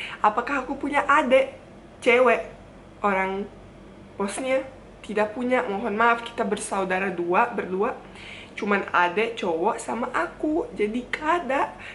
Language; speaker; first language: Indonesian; non-native, fluent; Bosnian